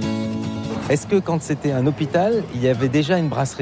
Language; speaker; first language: French; native; French